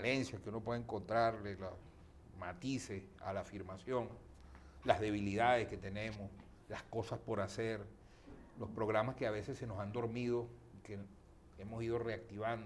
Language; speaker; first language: Spanish; native; Spanish